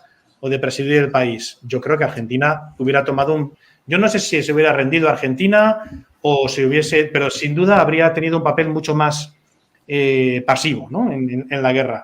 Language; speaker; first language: Spanish; native; Spanish